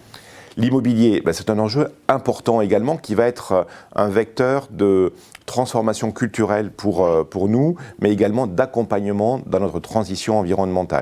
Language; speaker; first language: French; native; French